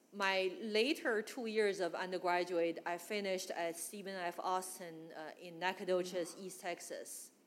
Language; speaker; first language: English; non-native, fluent; Chinese